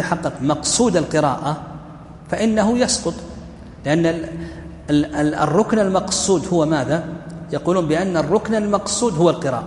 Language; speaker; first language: Arabic; native; Arabic